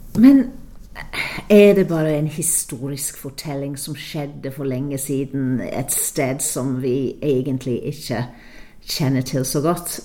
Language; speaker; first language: Norwegian; non-native, fluent; English